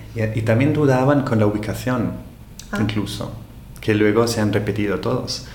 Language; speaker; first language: Spanish; non-native, fluent; German